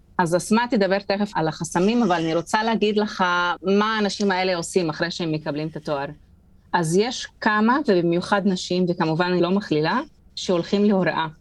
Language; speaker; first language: Hebrew; non-native, local second language; Arabic